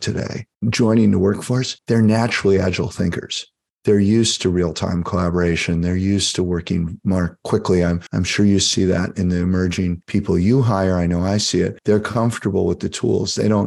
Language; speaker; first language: English; native; English